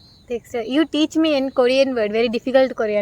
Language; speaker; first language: English; non-native, local second language; Tamil